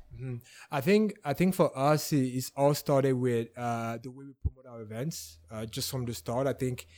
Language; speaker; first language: English; non-native, local second language; French